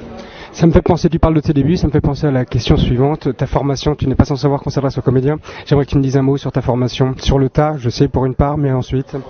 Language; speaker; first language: French; native; French